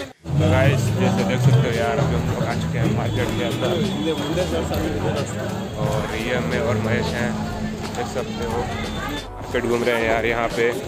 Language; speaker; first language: Hindi; non-native, local second language; Kannada